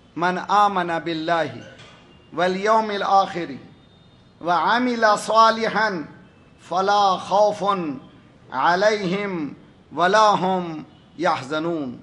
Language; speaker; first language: Urdu; native; Urdu